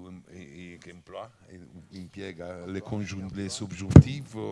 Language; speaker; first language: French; non-native, learner; Italian